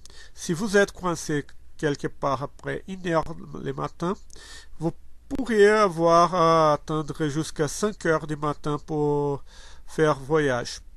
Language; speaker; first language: French; non-native, learner; Portuguese